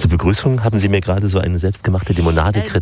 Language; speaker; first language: German; native; German